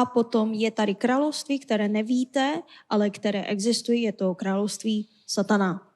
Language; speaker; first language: Czech; non-native, fluent; Korean